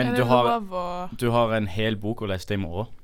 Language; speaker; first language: Norwegian; native; Norwegian